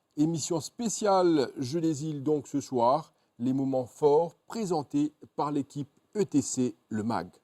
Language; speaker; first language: French; non-native, local second language; Morisyen